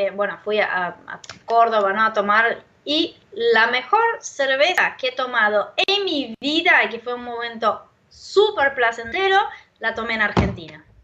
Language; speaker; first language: Spanish; non-native, fluent; Portuguese